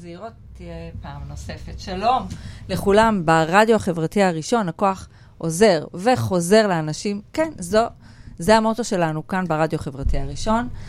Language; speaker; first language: Hebrew; native; Hebrew